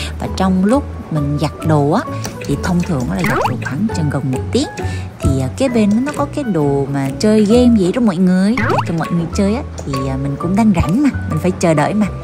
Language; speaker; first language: Vietnamese; early bilingual, heritage; Korean